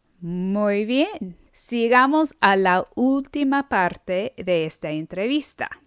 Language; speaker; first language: Spanish; non-native, fluent; English